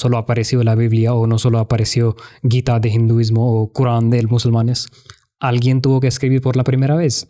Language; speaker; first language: Spanish; non-native, fluent; Hindi